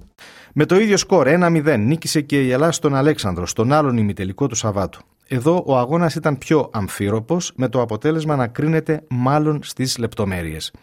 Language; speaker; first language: Greek; native; Greek